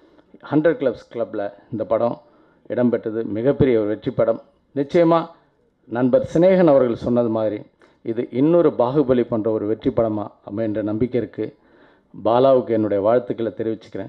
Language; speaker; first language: Tamil; native; Tamil